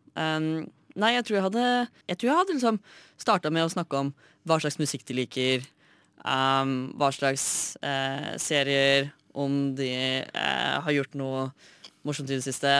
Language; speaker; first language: Norwegian; native; Norwegian